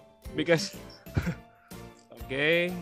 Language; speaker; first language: English; non-native, learner; Indonesian